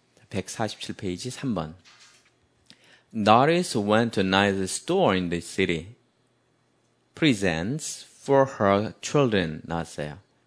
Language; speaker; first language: English; non-native, fluent; Korean